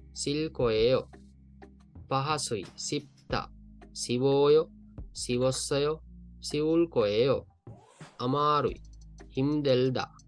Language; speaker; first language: Korean; non-native, learner; Sinhala